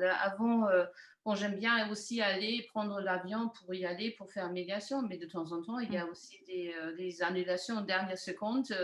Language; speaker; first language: French; non-native, fluent; German